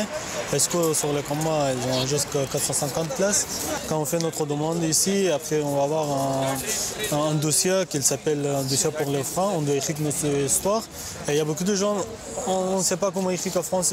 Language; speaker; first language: French; non-native, learner; Persian